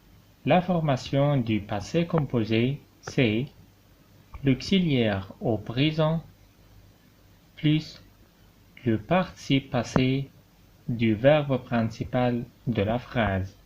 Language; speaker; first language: French; non-native, local second language; Arabic